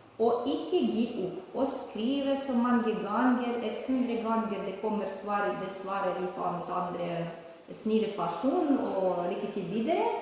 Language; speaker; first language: Norwegian; non-native, learner; Ukrainian